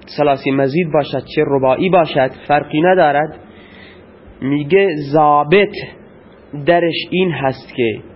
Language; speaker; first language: Persian; non-native, local second language; Baluchi